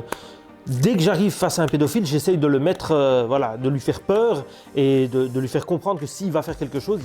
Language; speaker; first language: French; native; French